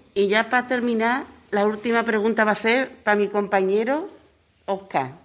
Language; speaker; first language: Spanish; native; Spanish